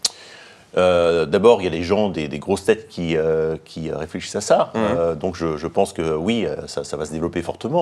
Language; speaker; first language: French; native; French